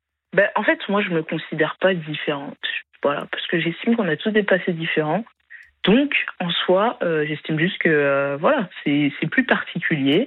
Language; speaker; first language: French; native; French